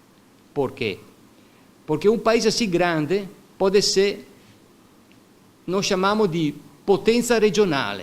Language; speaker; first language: Portuguese; non-native, fluent; Italian